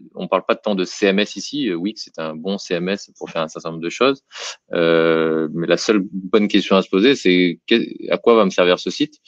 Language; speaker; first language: French; native; French